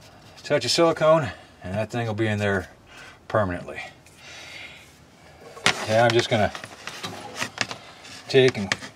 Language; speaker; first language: English; native; English